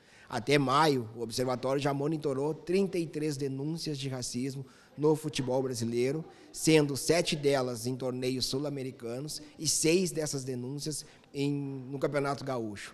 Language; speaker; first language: Portuguese; native; Portuguese